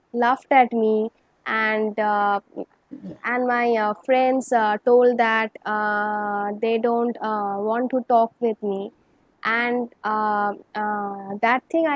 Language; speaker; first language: English; non-native, local second language; Bangla